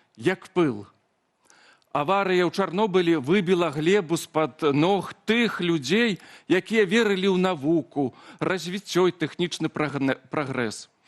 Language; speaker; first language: Belarusian; native; Belarusian